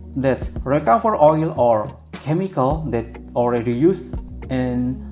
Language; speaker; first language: English; non-native, fluent; Indonesian